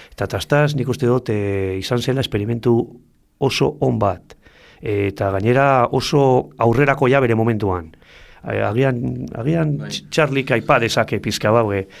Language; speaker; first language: Basque; non-native, local second language; Spanish